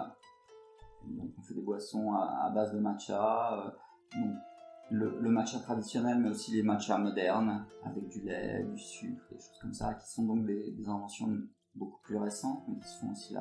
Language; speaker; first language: French; native; French